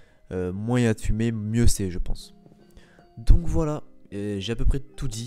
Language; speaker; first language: French; native; French